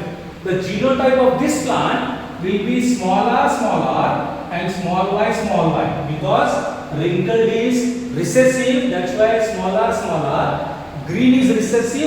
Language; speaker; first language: English; non-native, local second language; Hindi